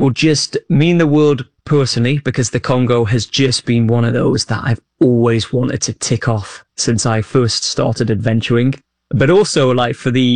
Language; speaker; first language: English; native; English